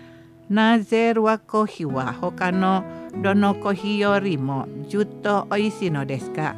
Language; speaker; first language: Japanese; non-native, fluent; Indonesian